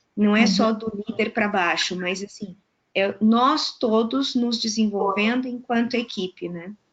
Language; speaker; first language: Portuguese; native; Portuguese